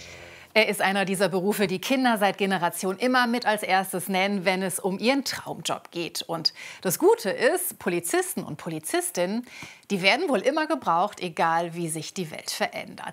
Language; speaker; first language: German; native; German